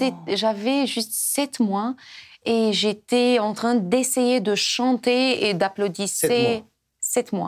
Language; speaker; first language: French; non-native, fluent; Arabic